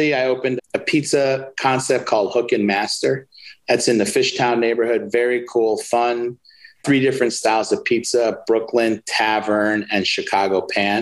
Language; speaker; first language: English; native; English